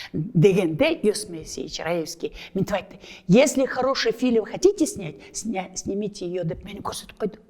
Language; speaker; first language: Russian; non-native, local second language; Kyrgyz